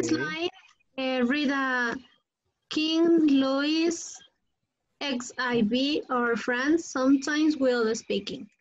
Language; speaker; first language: English; non-native, learner; Spanish